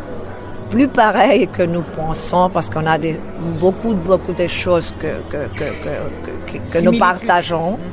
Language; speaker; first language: French; non-native, fluent; Spanish